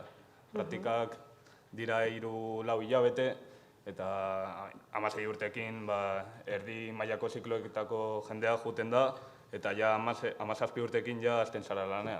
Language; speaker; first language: Basque; non-native, local second language; Spanish